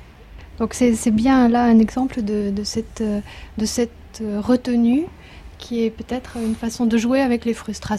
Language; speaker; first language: French; native; French